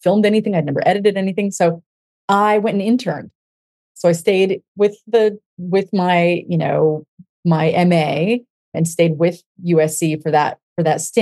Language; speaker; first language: English; native; English